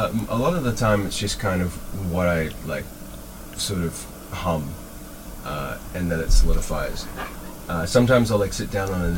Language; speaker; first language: English; native; English